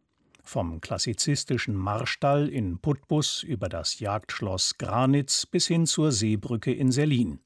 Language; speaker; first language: German; native; German